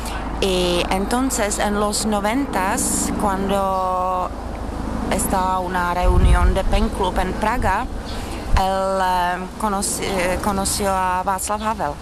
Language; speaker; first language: Spanish; non-native, fluent; Czech